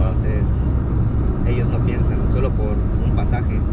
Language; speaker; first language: Spanish; native; Spanish